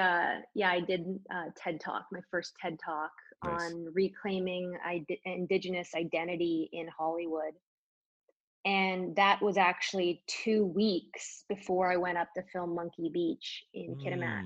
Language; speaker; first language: English; native; English